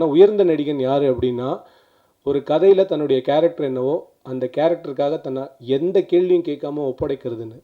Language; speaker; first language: Tamil; native; Tamil